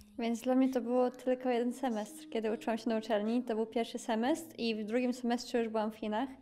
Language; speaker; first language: Polish; native; Polish